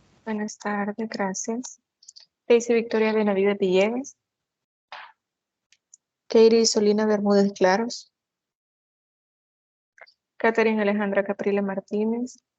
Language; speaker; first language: Spanish; native; Spanish